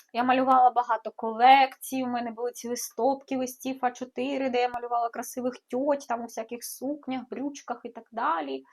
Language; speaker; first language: Ukrainian; non-native, local second language; Russian